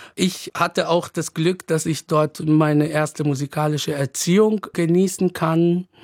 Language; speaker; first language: German; non-native, fluent; Arabic